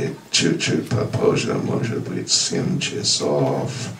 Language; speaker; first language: Russian; non-native, learner; English